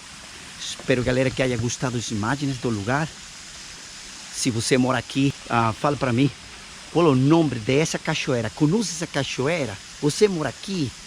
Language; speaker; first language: Portuguese; non-native, fluent; Spanish